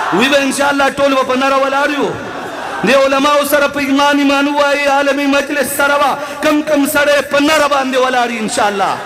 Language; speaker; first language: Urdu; non-native, local second language; Pashto